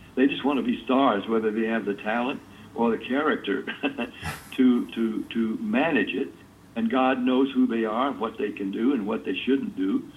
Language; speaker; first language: English; native; English